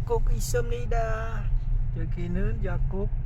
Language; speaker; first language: Korean; non-native, learner; Khmer